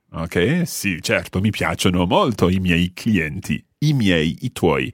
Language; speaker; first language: Italian; non-native, fluent; English